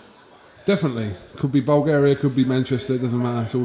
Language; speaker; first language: English; native; English